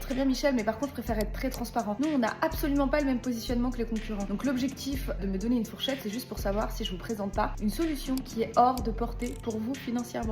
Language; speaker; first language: French; native; French